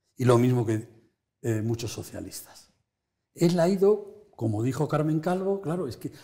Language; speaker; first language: Spanish; native; Spanish